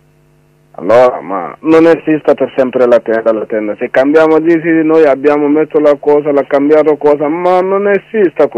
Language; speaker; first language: Italian; non-native, learner; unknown